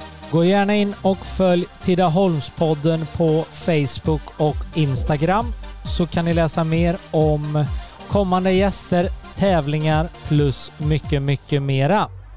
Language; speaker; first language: Swedish; native; Swedish